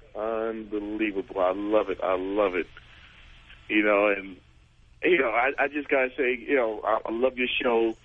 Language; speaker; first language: English; native; English